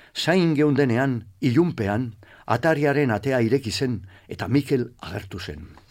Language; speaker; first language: Basque; non-native, local second language; Spanish